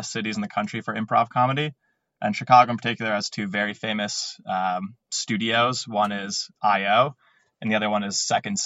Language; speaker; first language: English; native; English